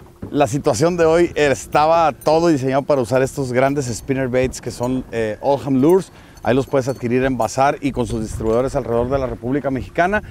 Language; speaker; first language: Spanish; native; Spanish